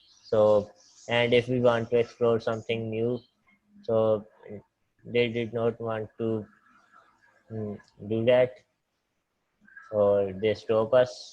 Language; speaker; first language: English; non-native, learner; Punjabi